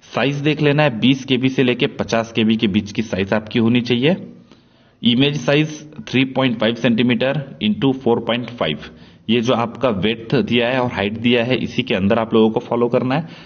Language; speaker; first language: Hindi; non-native, local second language; Marathi